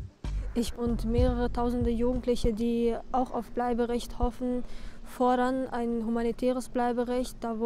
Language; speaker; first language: German; early bilingual, other home language; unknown